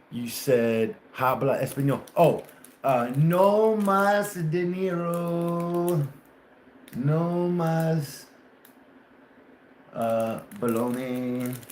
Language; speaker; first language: Spanish; non-native, learner; English